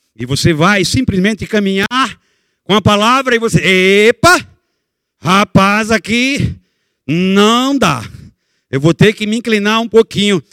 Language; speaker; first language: Portuguese; native; Portuguese